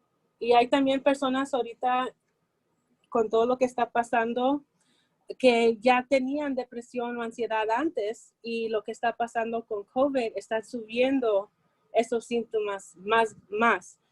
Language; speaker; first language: Spanish; early bilingual, heritage; Spanish